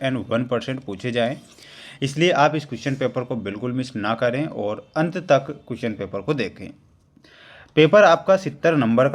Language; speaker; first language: Hindi; native; Hindi